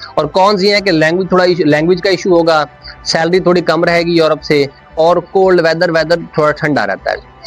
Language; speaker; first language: Urdu; non-native, local second language; Punjabi